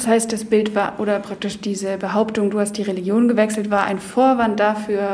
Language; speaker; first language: German; native; German